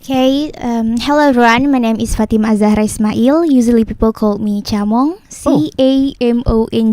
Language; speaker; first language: English; non-native, learner; Indonesian